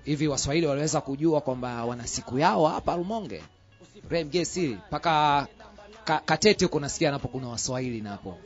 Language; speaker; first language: Swahili; non-native, local second language; Rundi